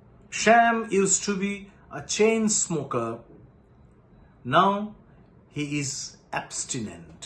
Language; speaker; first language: English; non-native, local second language; Bangla